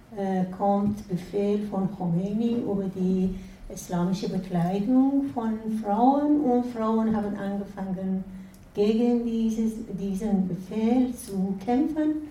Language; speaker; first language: German; non-native, fluent; Persian